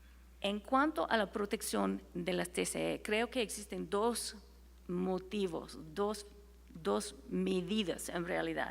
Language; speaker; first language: Spanish; non-native, fluent; English